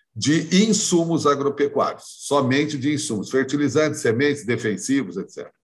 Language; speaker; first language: Portuguese; native; Portuguese